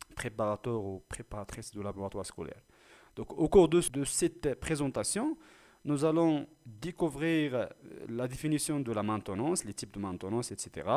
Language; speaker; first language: French; non-native, local second language; Arabic